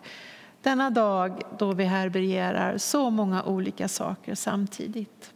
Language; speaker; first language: Swedish; native; Swedish